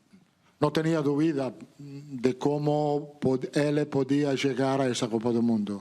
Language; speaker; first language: Portuguese; non-native, fluent; Italian